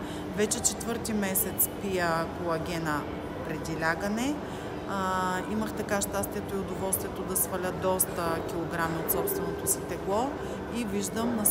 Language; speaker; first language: Bulgarian; native; Bulgarian